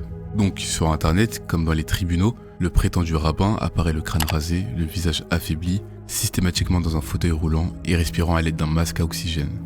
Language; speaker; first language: French; native; French